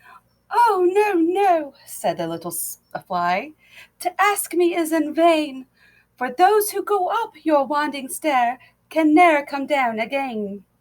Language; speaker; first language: English; native; English